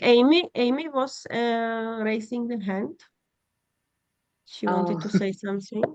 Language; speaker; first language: English; non-native, fluent; Czech